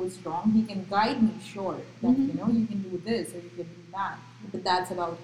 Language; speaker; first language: English; non-native, local second language; Marathi